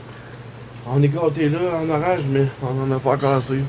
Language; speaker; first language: French; native; French